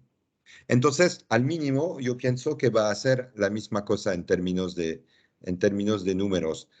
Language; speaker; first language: Spanish; non-native, fluent; French